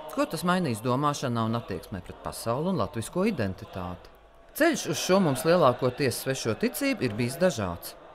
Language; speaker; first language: Latvian; native; Latvian